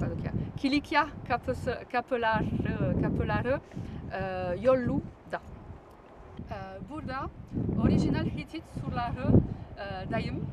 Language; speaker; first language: Turkish; non-native, learner; French